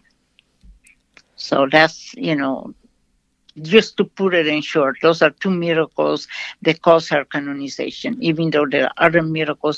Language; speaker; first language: English; non-native, fluent; Portuguese